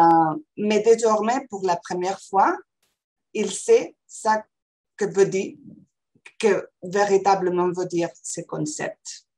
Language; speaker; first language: French; non-native, fluent; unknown